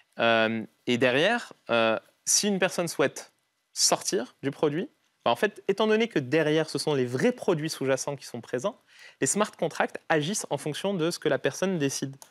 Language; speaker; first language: French; non-native, local second language; Arabic